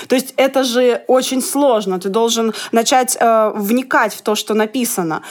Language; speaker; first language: Russian; native; Russian